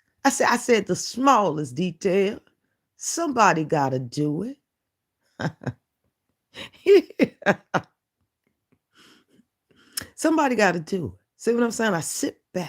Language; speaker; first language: English; native; English